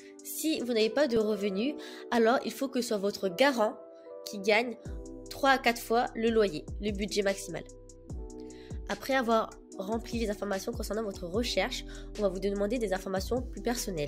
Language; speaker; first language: French; native; French